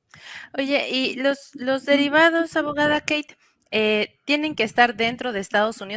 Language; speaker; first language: Spanish; native; Spanish